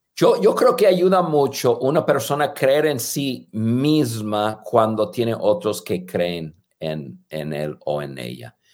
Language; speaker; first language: Spanish; non-native, fluent; English